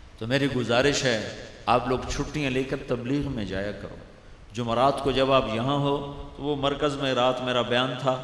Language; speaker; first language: Urdu; non-native, local second language; Punjabi